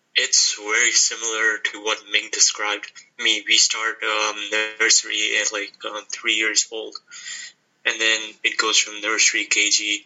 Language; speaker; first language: English; non-native, local second language; Hindi